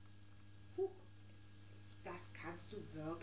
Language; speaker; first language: German; native; German